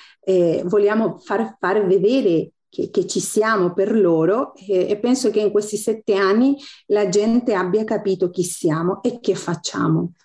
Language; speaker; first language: Italian; non-native, fluent; Spanish